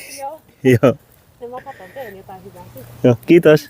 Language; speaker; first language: Finnish; non-native, learner; Bangla